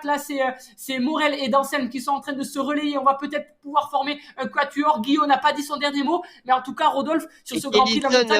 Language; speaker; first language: French; native; French